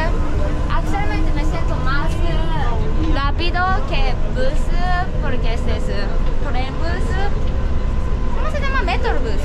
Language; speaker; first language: Spanish; non-native, learner; Japanese